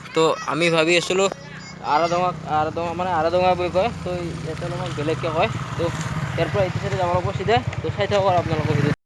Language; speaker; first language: Assamese; native; Assamese